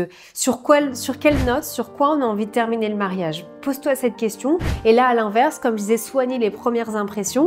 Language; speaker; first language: French; native; French